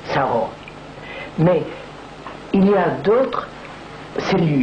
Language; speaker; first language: French; non-native, fluent; Telugu